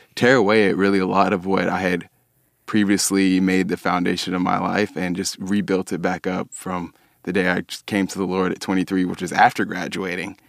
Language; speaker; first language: English; native; English